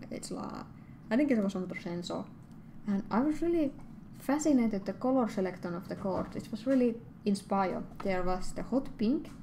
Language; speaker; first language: English; non-native, fluent; Finnish